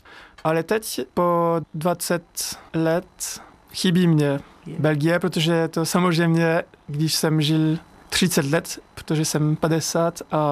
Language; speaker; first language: Czech; non-native, fluent; French